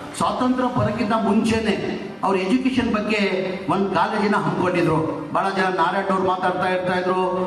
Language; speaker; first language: Kannada; non-native, local second language; Urdu